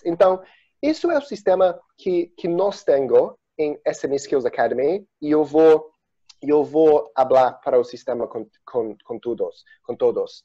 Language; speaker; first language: Spanish; non-native, learner; Portuguese